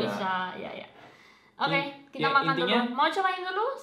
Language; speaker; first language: Indonesian; non-native, fluent; Spanish